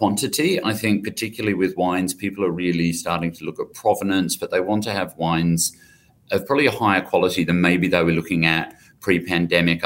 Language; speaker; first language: English; native; English